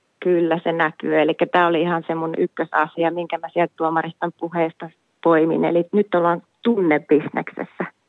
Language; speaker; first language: Finnish; native; Finnish